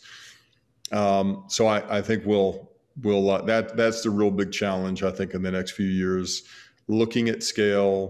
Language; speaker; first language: English; native; English